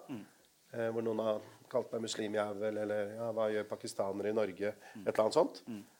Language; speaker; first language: Norwegian; non-native, local second language; Urdu